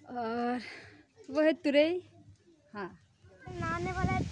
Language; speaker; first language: Hindi; non-native, local second language; Assamese